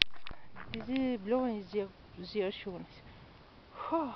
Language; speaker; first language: German; non-native, learner; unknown